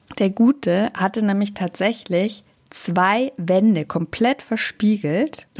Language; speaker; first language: German; native; German